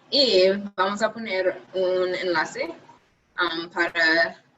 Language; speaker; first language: Spanish; non-native, learner; English